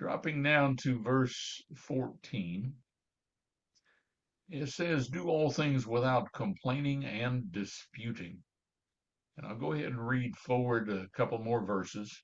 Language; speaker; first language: English; native; English